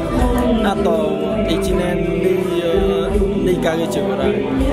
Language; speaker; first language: Japanese; non-native, learner; Vietnamese